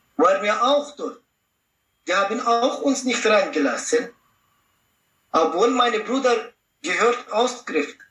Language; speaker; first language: German; non-native, learner; Pashto